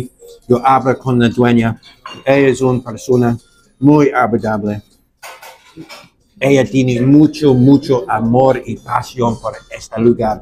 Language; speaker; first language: Spanish; non-native, learner; English